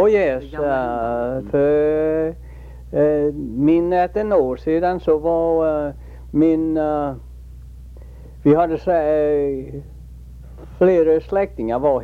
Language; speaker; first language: Swedish; early bilingual, heritage; Swedish